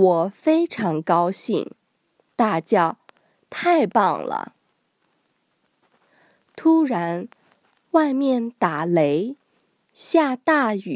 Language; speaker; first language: Chinese; non-native, learner; English